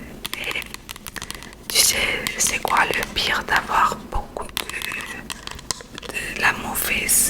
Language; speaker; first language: French; non-native, learner; Spanish